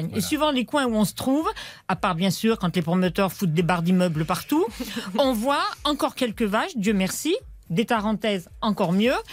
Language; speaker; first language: French; native; French